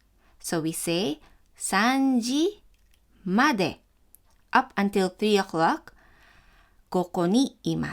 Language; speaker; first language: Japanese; non-native, fluent; Filipino